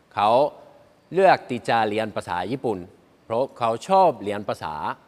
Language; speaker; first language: Thai; non-native, learner; Spanish